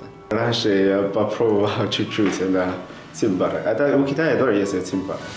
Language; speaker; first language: Russian; non-native, learner; Chinese